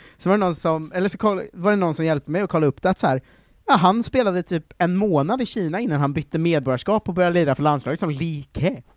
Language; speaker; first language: Swedish; native; Swedish